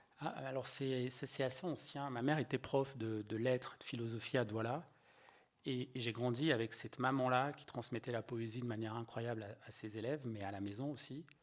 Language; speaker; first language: French; native; French